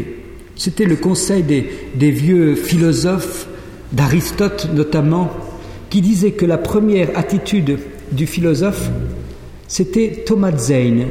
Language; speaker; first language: French; native; French